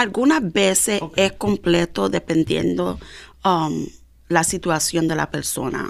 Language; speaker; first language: Spanish; early bilingual, heritage; Spanish